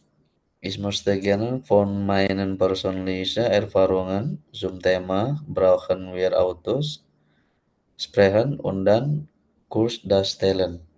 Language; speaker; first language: German; non-native, learner; Indonesian